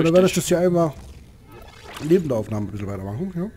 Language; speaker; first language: German; native; German